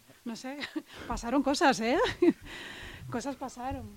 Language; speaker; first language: Spanish; native; Spanish